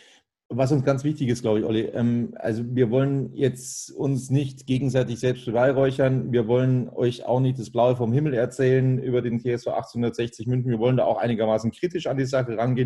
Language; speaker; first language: German; native; German